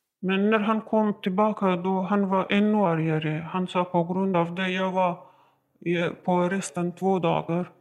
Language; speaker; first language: Swedish; non-native, learner; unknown